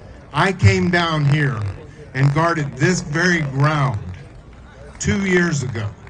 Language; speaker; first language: English; native; English